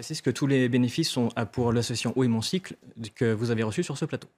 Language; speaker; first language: French; native; French